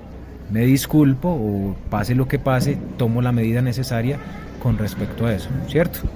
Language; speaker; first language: Spanish; native; Spanish